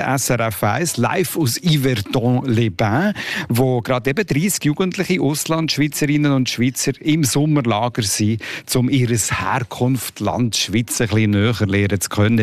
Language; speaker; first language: German; native; German